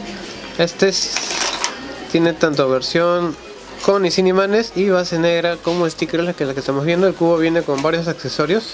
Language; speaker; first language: Spanish; native; Spanish